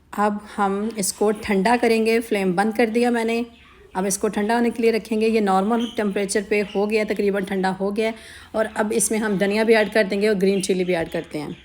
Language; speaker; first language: Urdu; non-native, local second language; Punjabi